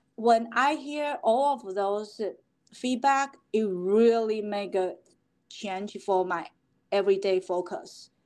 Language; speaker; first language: English; non-native, fluent; Chinese